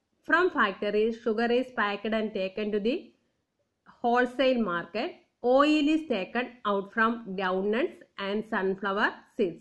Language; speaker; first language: English; non-native, local second language; Malayalam